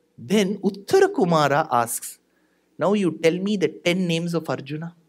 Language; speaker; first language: English; non-native, local second language; Tamil